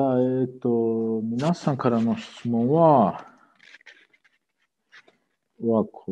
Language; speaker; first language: Japanese; non-native, fluent; Mongolian